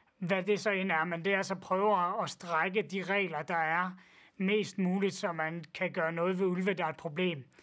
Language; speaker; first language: Danish; native; Danish